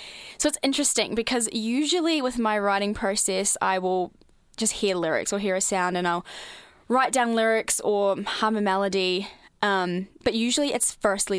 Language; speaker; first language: English; native; English